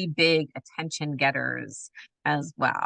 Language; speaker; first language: English; native; English